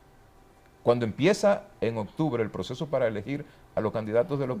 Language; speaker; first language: Spanish; native; Spanish